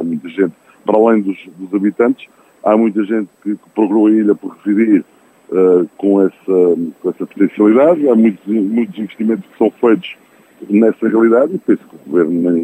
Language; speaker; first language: Portuguese; native; Portuguese